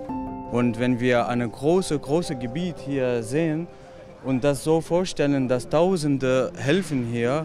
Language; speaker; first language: German; non-native, learner; Arabic